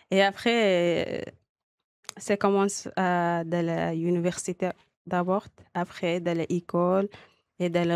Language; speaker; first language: French; non-native, learner; Arabic